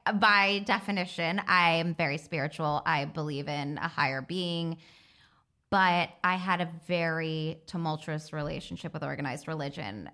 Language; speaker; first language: English; native; English